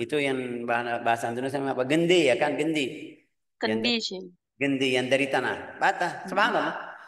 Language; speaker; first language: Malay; non-native, fluent; Arabic